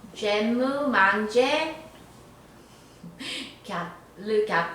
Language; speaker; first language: French; non-native, learner; Korean